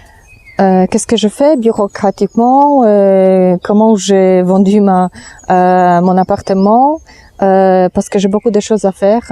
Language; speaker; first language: French; non-native, fluent; Polish